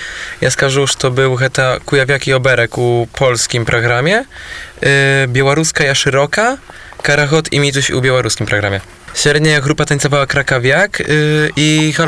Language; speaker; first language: Polish; non-native, local second language; Belarusian